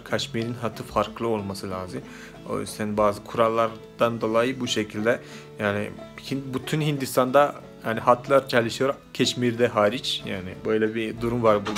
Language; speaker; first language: Turkish; non-native, fluent; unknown